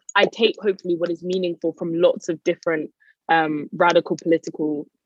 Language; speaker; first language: English; native; English